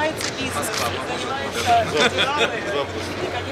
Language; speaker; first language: Russian; native; Russian